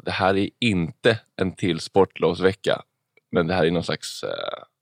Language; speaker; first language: Swedish; native; Swedish